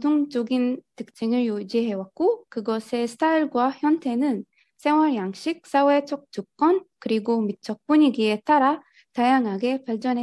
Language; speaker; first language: Korean; non-native, learner; Arabic